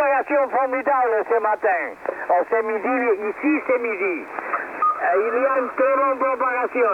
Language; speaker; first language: French; non-native, learner; Spanish